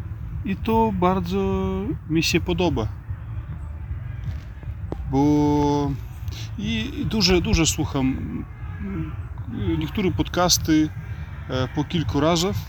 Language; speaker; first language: Polish; non-native, learner; Russian